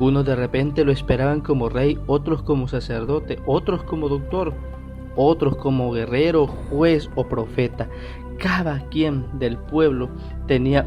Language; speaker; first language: Spanish; native; Spanish